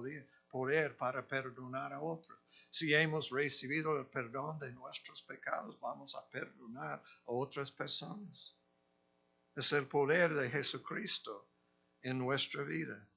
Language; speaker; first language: Spanish; non-native, fluent; English